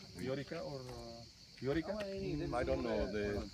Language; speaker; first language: English; non-native, learner; Arabic